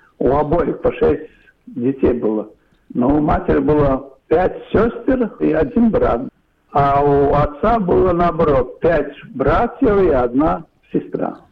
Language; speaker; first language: Russian; non-native, local second language; Polish